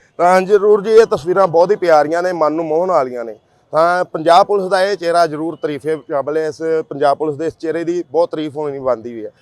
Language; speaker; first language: Punjabi; native; Punjabi